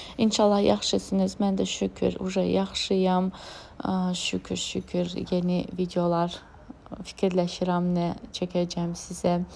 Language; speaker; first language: Azerbaijani; non-native, fluent; Lezghian